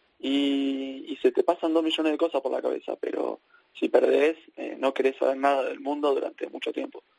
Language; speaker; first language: Spanish; native; Spanish